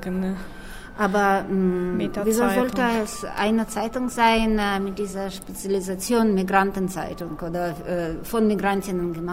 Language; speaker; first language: German; non-native, fluent; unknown